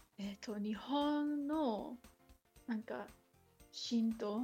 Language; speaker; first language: Japanese; non-native, learner; English